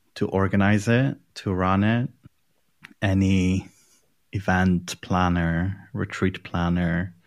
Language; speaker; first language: English; non-native, fluent; Polish